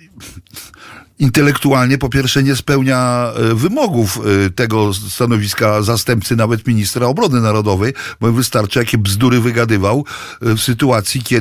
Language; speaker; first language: Polish; native; Polish